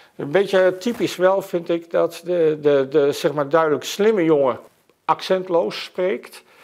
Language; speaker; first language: Dutch; native; Dutch